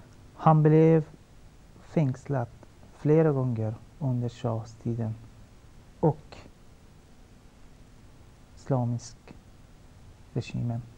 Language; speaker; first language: Swedish; non-native, fluent; Persian